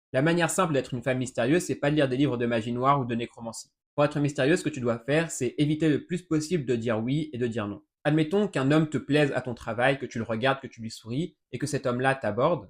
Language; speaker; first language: French; native; French